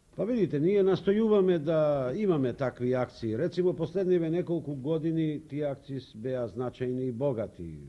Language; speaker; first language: Macedonian; native; Macedonian